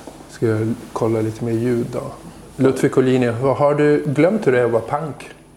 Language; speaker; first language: Swedish; native; Swedish